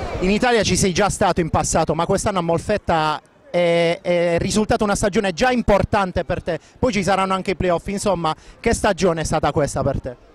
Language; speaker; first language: Italian; native; Italian